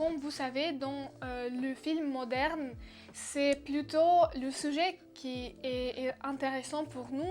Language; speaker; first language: French; non-native, learner; Russian